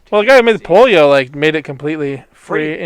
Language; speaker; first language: English; native; English